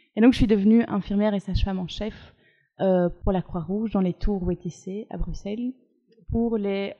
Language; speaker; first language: French; native; French